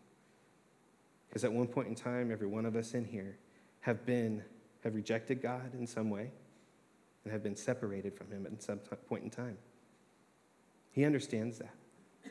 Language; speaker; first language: English; native; English